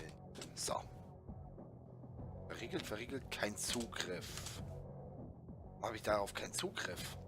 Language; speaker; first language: German; native; German